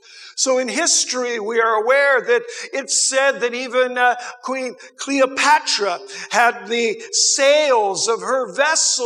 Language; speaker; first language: English; native; English